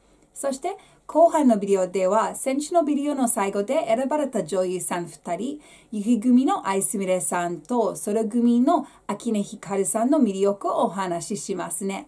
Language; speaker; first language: Japanese; non-native, fluent; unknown